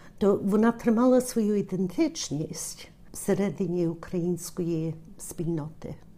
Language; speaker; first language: Ukrainian; early bilingual, heritage; Ukrainian